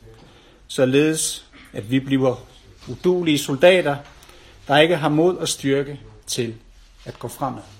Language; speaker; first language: Danish; native; Danish